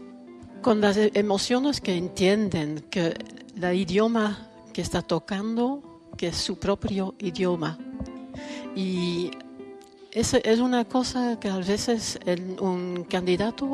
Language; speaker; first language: Spanish; non-native, learner; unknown